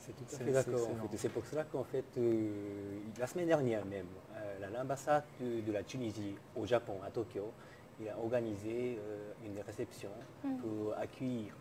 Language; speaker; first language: French; non-native, fluent; Japanese